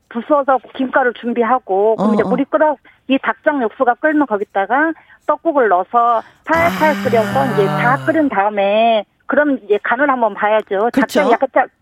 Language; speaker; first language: Korean; native; Korean